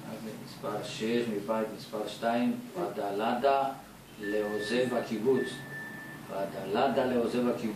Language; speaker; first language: Hebrew; native; Hebrew